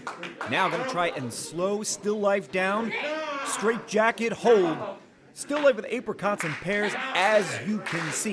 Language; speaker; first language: English; native; English